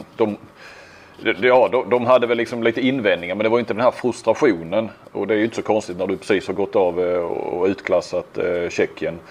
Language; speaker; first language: Swedish; native; Swedish